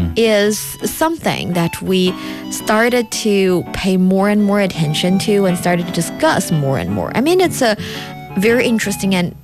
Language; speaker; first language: English; non-native, fluent; Chinese